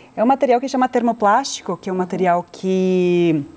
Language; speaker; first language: Portuguese; non-native, fluent; Italian